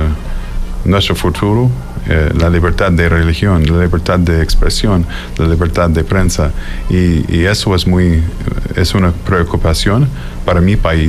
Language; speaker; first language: Spanish; non-native, fluent; English